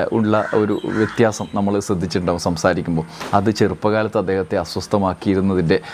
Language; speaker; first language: Malayalam; native; Malayalam